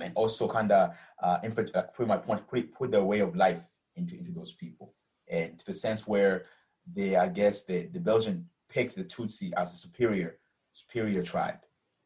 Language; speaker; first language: English; early bilingual, other home language; Rundi